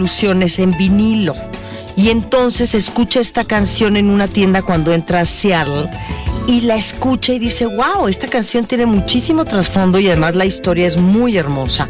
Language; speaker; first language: Spanish; native; Spanish